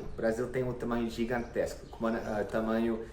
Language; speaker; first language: Portuguese; non-native, fluent; English